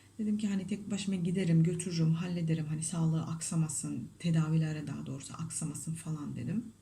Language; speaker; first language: Turkish; non-native, fluent; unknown